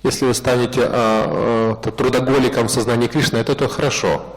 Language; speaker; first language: Russian; native; Russian